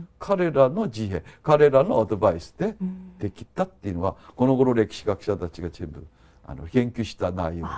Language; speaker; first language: Japanese; non-native, fluent; Korean